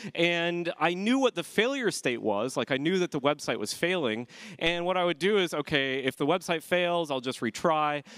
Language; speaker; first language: English; native; English